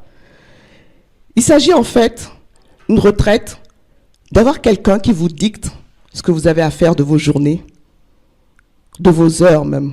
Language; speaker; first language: French; native; French